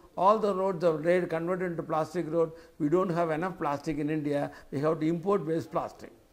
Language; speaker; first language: English; non-native, local second language; Tamil